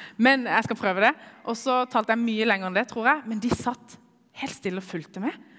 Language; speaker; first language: Norwegian; early bilingual, other home language; Kurdish